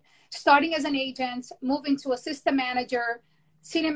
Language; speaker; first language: English; non-native, fluent; Portuguese